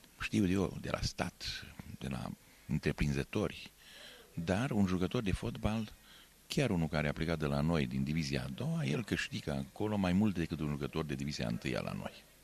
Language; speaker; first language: Romanian; non-native, local second language; Hungarian